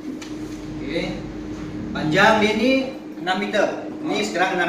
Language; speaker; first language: Malay; native; Malay